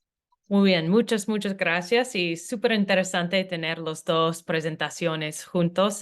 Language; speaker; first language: Spanish; non-native, fluent; English